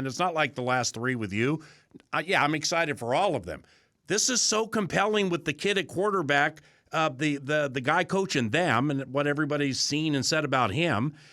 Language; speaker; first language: English; native; English